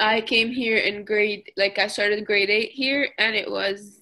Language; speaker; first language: English; early bilingual, other home language; Arabic